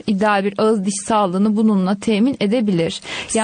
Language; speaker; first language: Turkish; native; Turkish